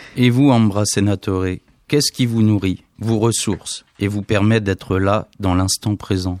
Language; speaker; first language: French; native; French